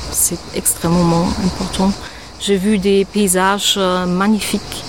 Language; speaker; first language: French; non-native, fluent; German